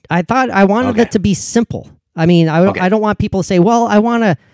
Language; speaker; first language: English; native; English